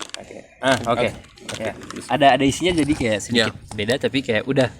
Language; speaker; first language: Indonesian; non-native, fluent; French